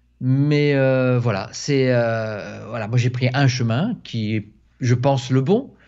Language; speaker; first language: French; native; French